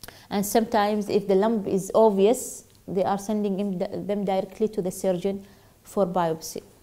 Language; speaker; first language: English; non-native, fluent; Arabic